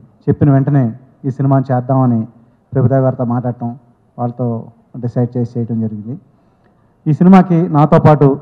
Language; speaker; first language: Telugu; native; Telugu